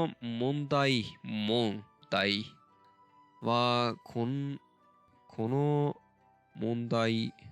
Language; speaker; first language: Japanese; non-native, learner; Turkish